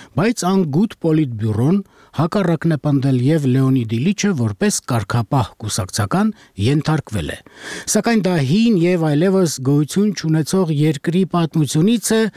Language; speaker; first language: Armenian; native; Armenian